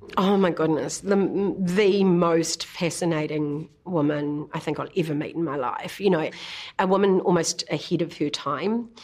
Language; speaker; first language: English; native; English